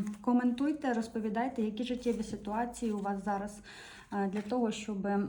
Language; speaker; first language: Ukrainian; non-native, local second language; Russian